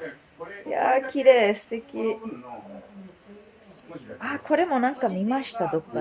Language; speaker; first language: Japanese; non-native, fluent; English